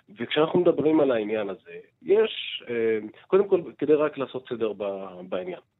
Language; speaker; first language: Hebrew; non-native, local second language; Arabic